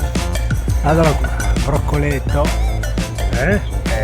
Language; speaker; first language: Italian; non-native, learner; Chinese